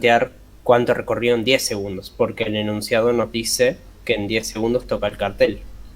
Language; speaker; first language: Spanish; native; Spanish